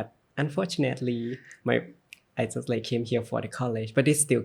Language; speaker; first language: English; non-native, learner; Thai